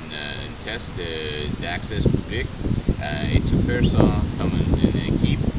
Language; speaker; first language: French; non-native, local second language; English